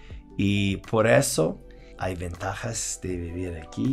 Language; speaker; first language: Spanish; non-native, fluent; English